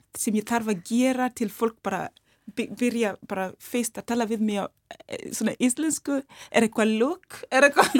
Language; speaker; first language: Icelandic; non-native, learner; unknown